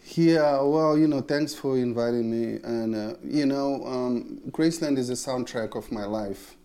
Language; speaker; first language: English; non-native, local second language; Zulu